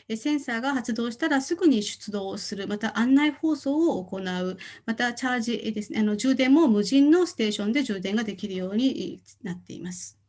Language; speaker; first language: Japanese; non-native, fluent; Korean